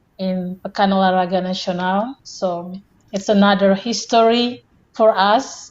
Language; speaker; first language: English; non-native, fluent; Indonesian